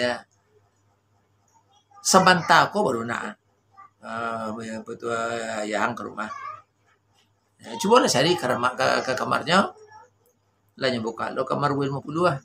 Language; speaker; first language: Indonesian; non-native, local second language; Minangkabau